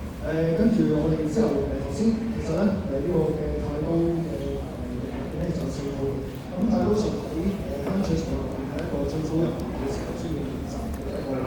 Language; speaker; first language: Cantonese; native; Cantonese